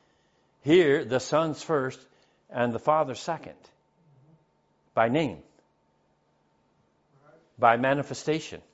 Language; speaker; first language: English; native; English